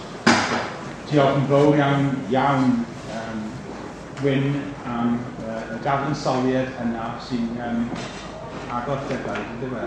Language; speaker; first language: Welsh; native; Welsh